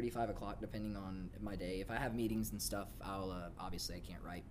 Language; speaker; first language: English; native; English